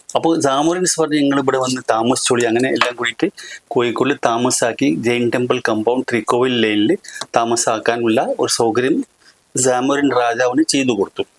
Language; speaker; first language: Malayalam; non-native, local second language; Gujarati